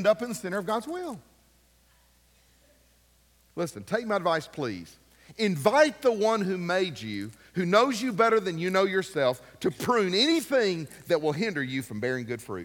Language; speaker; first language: English; native; English